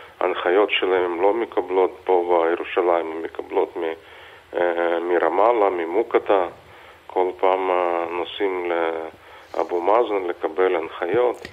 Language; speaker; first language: Hebrew; non-native, fluent; Russian